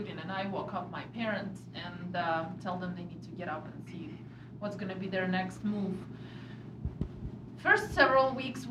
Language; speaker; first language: English; non-native, fluent; Russian